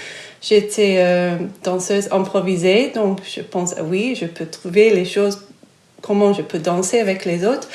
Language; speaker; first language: French; non-native, fluent; English